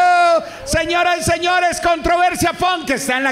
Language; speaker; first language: Spanish; native; Spanish